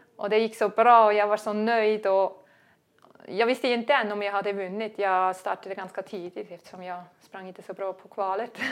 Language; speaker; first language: Swedish; non-native, fluent; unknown